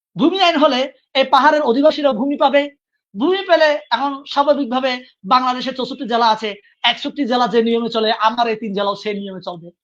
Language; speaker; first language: Bangla; non-native, local second language; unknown